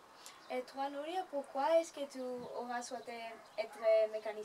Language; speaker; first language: French; non-native, learner; Spanish